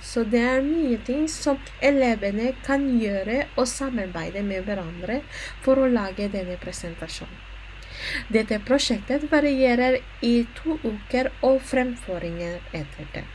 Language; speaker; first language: Norwegian; non-native, learner; Filipino